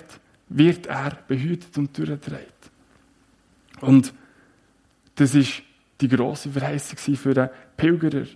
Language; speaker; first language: German; native; German